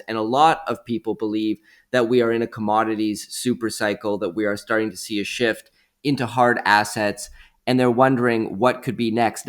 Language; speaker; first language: English; native; English